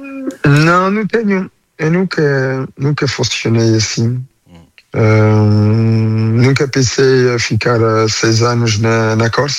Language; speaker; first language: Portuguese; early bilingual, heritage; French